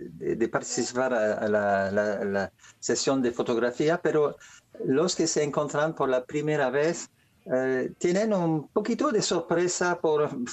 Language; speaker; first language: Spanish; non-native, learner; French